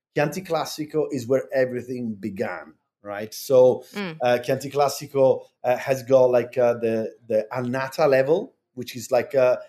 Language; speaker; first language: English; non-native, fluent; Italian